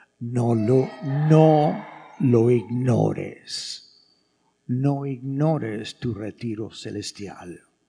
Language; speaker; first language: Spanish; early bilingual, heritage; English